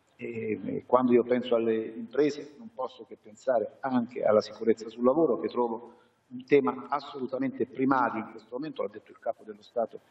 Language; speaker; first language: Italian; native; Italian